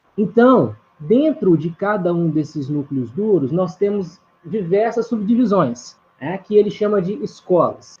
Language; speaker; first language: Portuguese; native; Portuguese